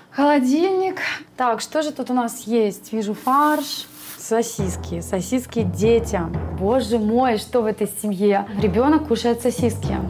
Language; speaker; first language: Russian; native; Russian